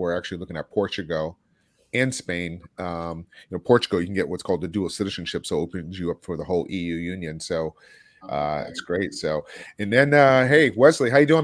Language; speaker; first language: English; native; English